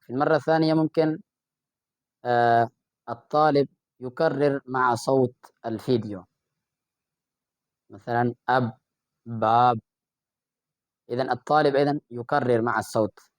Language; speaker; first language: Arabic; non-native, fluent; Urdu